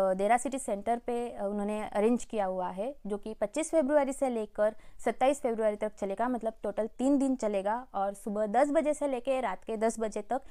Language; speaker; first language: Hindi; native; Hindi